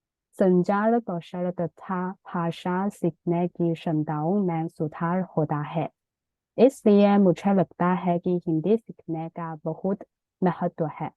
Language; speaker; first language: Hindi; non-native, learner; Chinese